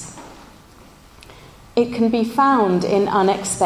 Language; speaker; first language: English; native; English